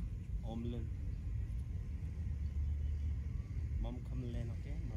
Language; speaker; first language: Vietnamese; non-native, learner; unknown